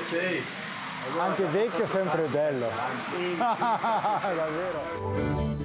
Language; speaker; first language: Italian; non-native, learner; Korean